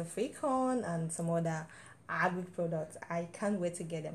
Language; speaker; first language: English; non-native, local second language; Igbo